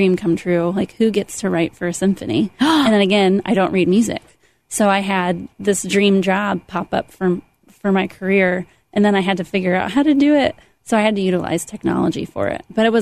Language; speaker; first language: English; native; English